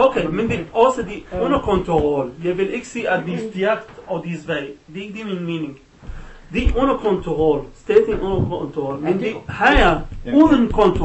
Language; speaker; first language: Danish; non-native, learner; Arabic